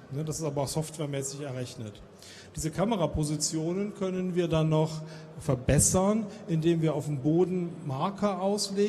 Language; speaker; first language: German; native; German